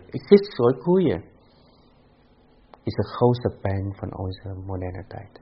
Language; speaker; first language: Dutch; non-native, fluent; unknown